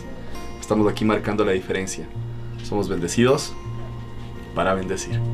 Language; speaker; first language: Spanish; native; Spanish